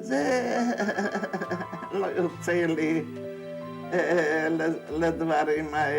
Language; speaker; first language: Hebrew; non-native, fluent; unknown